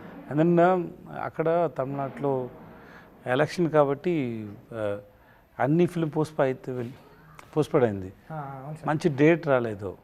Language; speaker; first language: Telugu; non-native, learner; Tamil